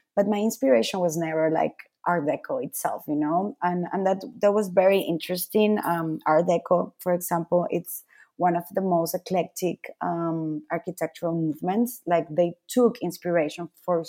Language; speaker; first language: English; non-native, fluent; Spanish